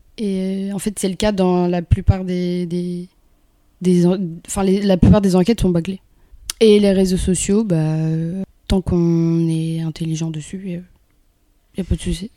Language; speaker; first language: French; early bilingual, other home language; Kabyle